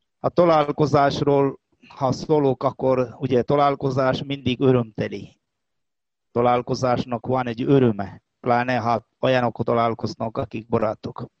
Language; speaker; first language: Hungarian; non-native, fluent; Malayalam